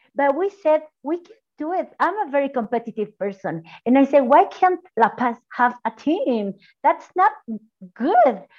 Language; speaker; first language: English; non-native, fluent; Spanish